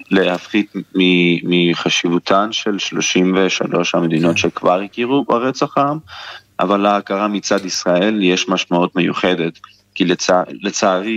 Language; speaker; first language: Hebrew; non-native, fluent; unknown